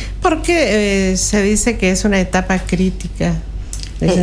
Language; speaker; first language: Spanish; native; Spanish